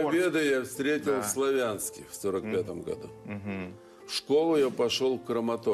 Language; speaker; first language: Russian; native; Russian